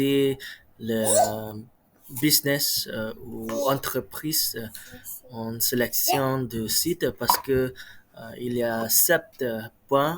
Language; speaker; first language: French; non-native, learner; Malay